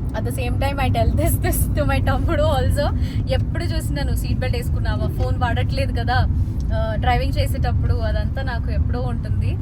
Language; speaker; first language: Telugu; non-native, fluent; Hindi